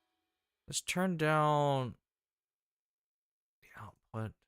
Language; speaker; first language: English; native; English